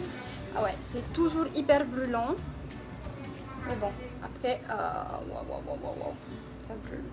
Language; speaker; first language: French; native; French